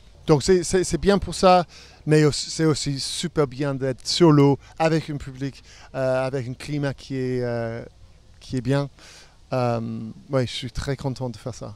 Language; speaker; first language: French; non-native, fluent; English